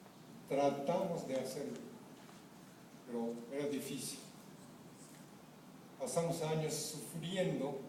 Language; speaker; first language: Spanish; non-native, fluent; Japanese